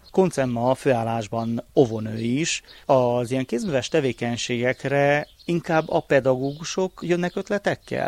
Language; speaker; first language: Hungarian; native; Hungarian